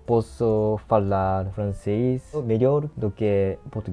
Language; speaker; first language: Portuguese; non-native, learner; Japanese